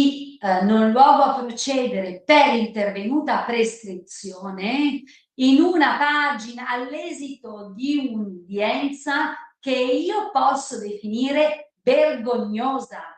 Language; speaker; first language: Italian; native; Italian